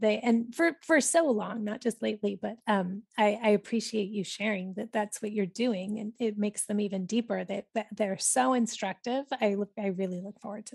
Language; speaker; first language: English; native; English